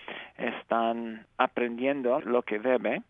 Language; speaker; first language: Spanish; non-native, fluent; English